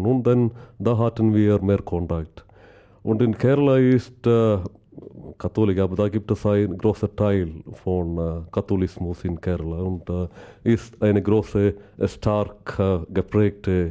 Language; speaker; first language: German; non-native, learner; Malayalam